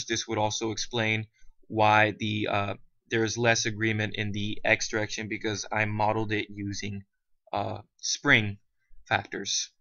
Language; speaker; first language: English; native; English